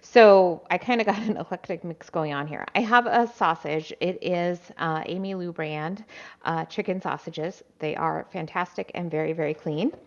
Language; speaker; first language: English; native; English